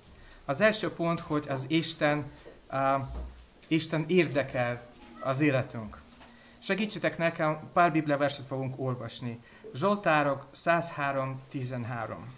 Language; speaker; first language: Hungarian; non-native, learner; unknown